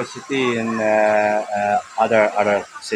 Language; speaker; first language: English; early bilingual, heritage; Dutch